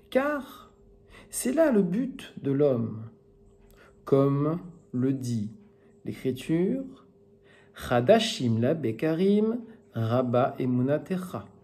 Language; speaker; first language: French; native; French